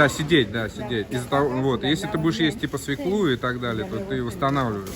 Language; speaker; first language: Russian; native; Russian